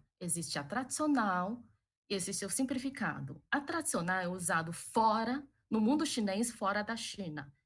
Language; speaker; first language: Portuguese; early bilingual, other home language; Chinese